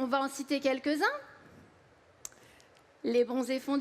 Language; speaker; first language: French; native; French